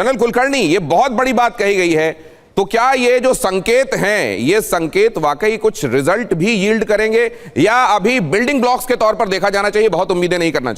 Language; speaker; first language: Hindi; native; Hindi